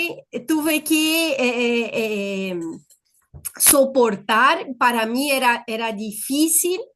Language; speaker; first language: Spanish; non-native, fluent; Portuguese